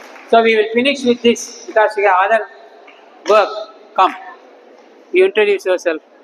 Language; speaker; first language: English; non-native, local second language; Tamil